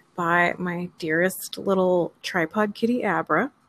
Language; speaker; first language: English; native; English